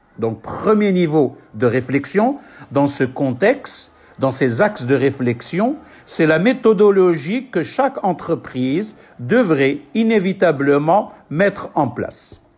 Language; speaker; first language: French; non-native, local second language; Arabic